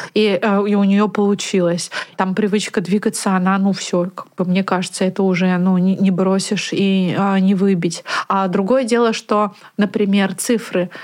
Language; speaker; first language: Russian; native; Russian